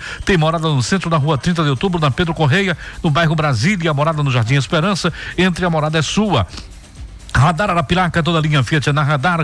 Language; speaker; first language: Portuguese; native; Portuguese